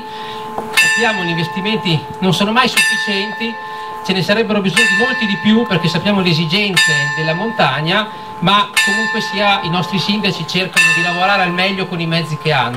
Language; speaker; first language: Italian; native; Italian